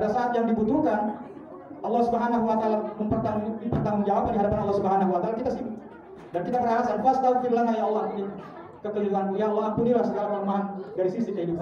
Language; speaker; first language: Indonesian; native; Indonesian